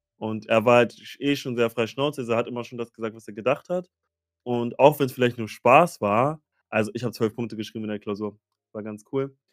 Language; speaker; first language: German; early bilingual, other home language; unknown